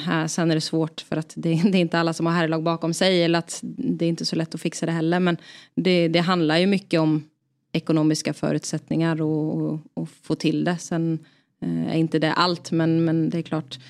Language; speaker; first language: Swedish; native; Swedish